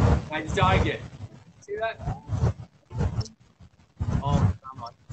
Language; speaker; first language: English; native; English